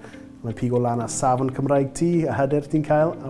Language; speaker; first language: Welsh; non-native, local second language; English